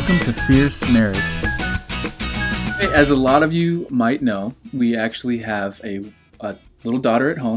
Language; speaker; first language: English; native; English